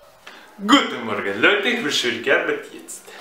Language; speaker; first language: German; non-native, learner; Russian